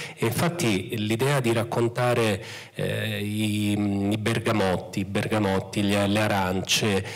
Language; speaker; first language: Italian; native; Italian